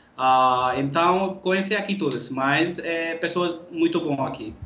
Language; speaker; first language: Portuguese; non-native, learner; Urdu